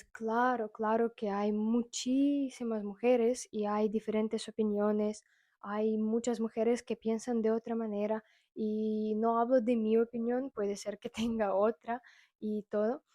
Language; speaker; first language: Spanish; non-native, fluent; Russian